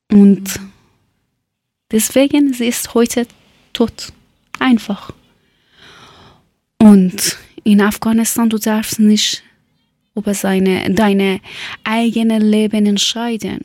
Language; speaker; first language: German; non-native, local second language; Persian